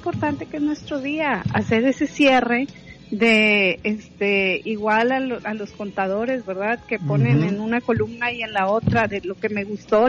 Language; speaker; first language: Spanish; native; Spanish